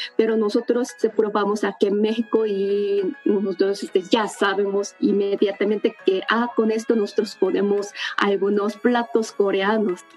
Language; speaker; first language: Spanish; non-native, learner; Korean